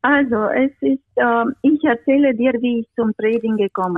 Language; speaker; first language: German; non-native, fluent; Romanian